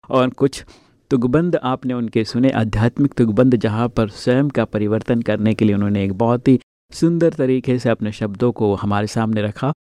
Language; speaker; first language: Hindi; native; Hindi